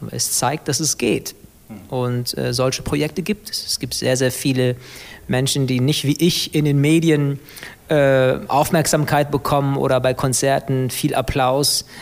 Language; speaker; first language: German; early bilingual, other home language; English